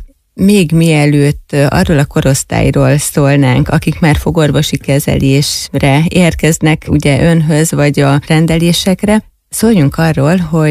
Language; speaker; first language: Hungarian; native; Hungarian